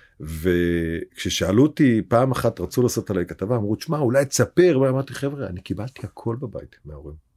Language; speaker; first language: Hebrew; native; Hebrew